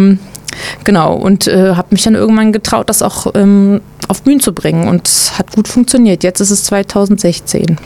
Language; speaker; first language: German; native; German